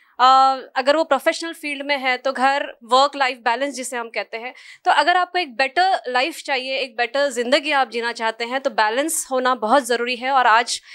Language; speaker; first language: Hindi; non-native, local second language; Marathi